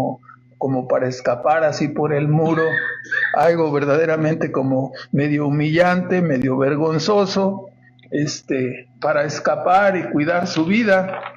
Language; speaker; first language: Spanish; native; Spanish